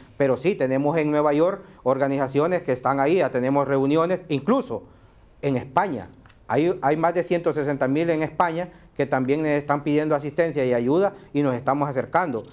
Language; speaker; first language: Spanish; native; Spanish